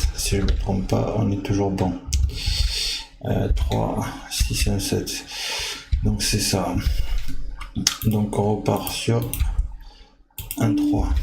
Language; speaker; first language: French; native; French